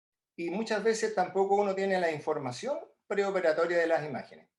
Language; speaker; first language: Spanish; native; Spanish